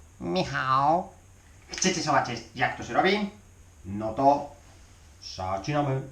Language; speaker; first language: Polish; non-native, learner; Spanish